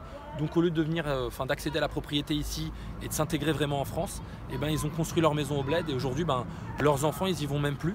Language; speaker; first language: French; early bilingual, other home language; Arabic